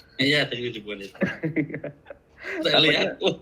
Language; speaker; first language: Indonesian; native; Indonesian